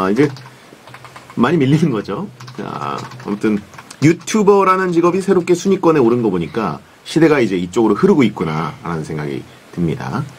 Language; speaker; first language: Korean; native; Korean